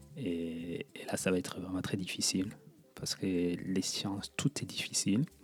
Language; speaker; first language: French; non-native, local second language; Kinyarwanda